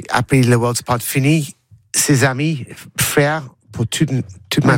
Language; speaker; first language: French; non-native, learner; English